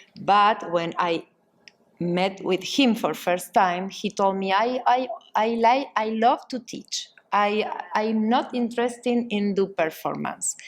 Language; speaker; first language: English; non-native, learner; Spanish